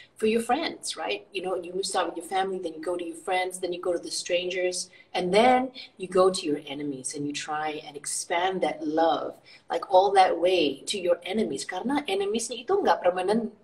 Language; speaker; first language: English; early bilingual, other home language; Indonesian